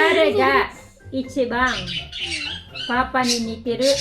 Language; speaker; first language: Japanese; non-native, fluent; Filipino